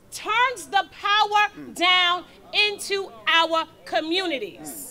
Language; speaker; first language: English; native; English